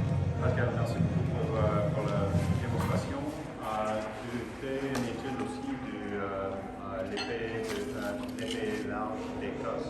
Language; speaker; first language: French; non-native, learner; English